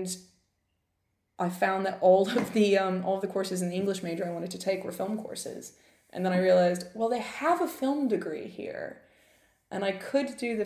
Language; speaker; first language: English; native; English